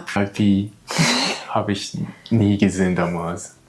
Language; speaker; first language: German; non-native, learner; Japanese